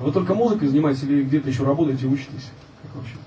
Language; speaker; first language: Russian; native; Russian